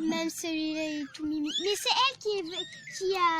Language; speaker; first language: French; native; French